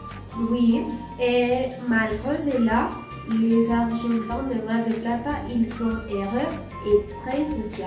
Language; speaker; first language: French; non-native, learner; Spanish